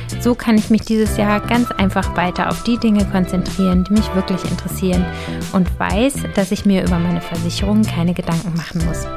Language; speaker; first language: German; native; German